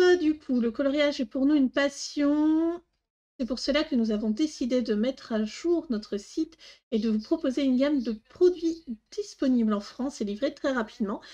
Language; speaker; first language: French; native; French